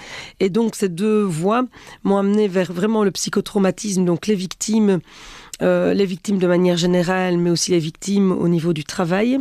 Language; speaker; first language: French; native; French